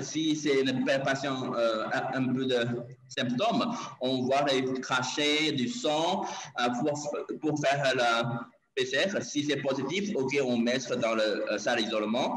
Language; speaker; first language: French; non-native, learner; Chinese